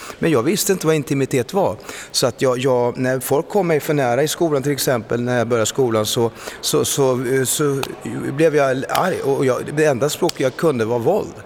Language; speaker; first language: Swedish; early bilingual, other home language; Spanish